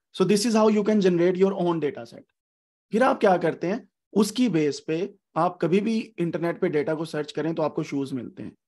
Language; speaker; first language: Urdu; native; Urdu